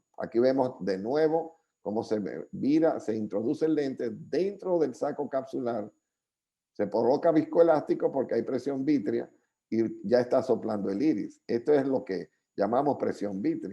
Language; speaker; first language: Spanish; native; Spanish